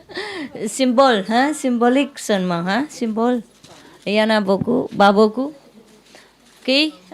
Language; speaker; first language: French; non-native, learner; Vietnamese